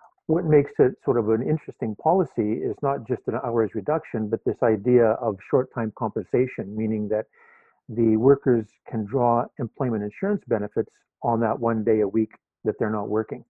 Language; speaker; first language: English; native; English